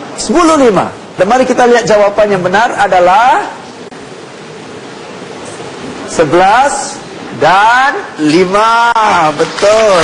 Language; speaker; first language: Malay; non-native, fluent; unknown